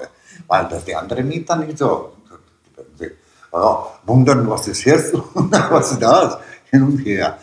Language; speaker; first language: German; non-native, fluent; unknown